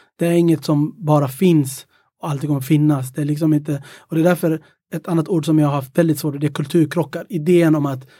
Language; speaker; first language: Swedish; early bilingual, other home language; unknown